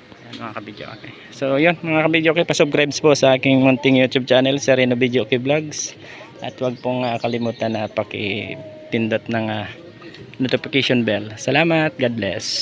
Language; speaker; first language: Filipino; native; Filipino